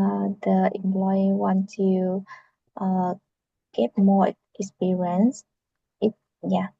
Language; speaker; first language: English; non-native, learner; Vietnamese